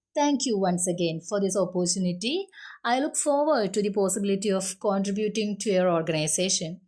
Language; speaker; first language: English; non-native, local second language; Malayalam